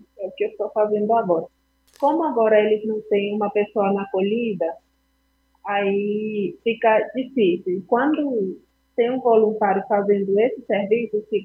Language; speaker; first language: Portuguese; non-native, fluent; Spanish